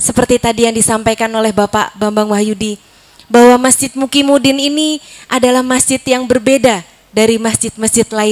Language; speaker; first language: Indonesian; native; Indonesian